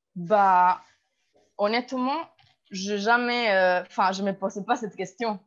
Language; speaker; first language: French; non-native, fluent; Spanish